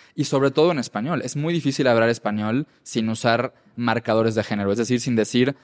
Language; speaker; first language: Spanish; native; Spanish